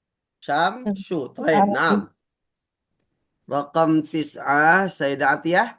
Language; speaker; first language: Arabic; non-native, fluent; Indonesian